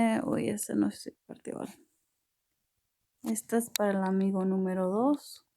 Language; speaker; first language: Spanish; early bilingual, heritage; Spanish